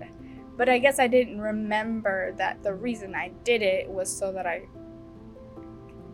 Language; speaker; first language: English; early bilingual, other home language; Spanish